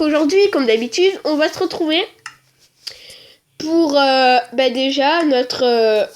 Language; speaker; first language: French; native; French